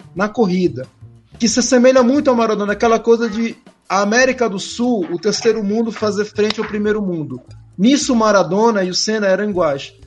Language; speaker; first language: Portuguese; native; Portuguese